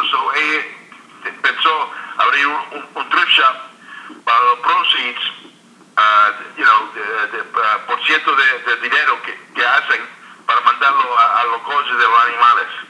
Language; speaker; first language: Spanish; early bilingual, heritage; English